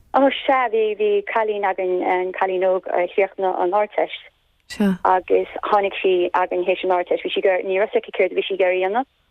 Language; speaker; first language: Irish; native; Irish